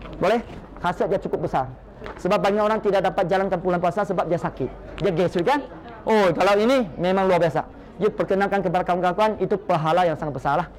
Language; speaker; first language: Malay; non-native, local second language; Chinese